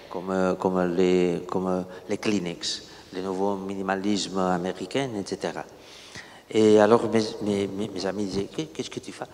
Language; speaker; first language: French; non-native, learner; Catalan